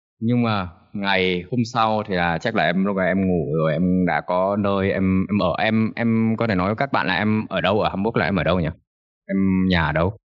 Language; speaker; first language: Vietnamese; early bilingual, heritage; Vietnamese